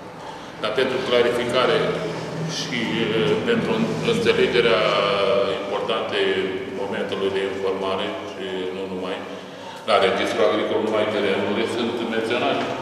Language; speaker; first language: Romanian; native; Romanian